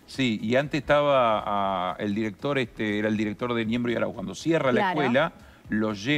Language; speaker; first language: Spanish; native; Spanish